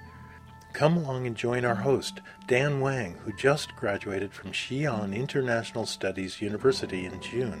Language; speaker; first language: English; native; English